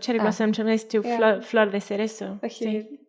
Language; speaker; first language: Spanish; non-native, fluent; Welsh